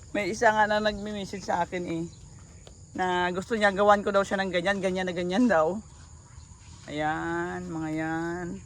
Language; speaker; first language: Filipino; native; Filipino